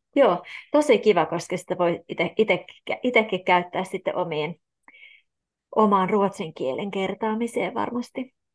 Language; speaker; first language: Finnish; native; Finnish